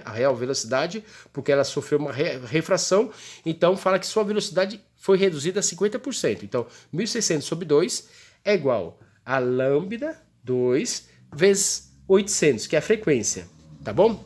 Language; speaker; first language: Portuguese; native; Portuguese